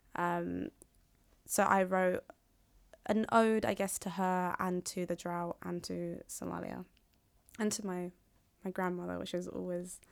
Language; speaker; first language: English; early bilingual, other home language; Somali